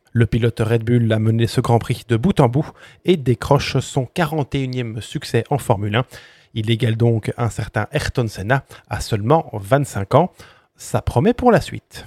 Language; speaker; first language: French; native; French